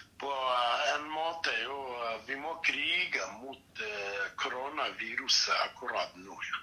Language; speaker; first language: Norwegian; non-native, fluent; Kurdish